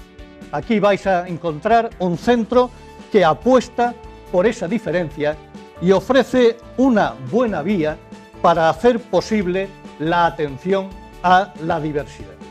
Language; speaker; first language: Spanish; native; Spanish